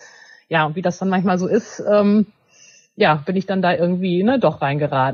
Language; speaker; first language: German; native; German